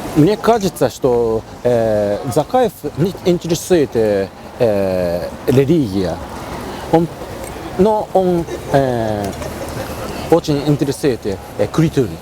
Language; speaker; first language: Russian; non-native, learner; Japanese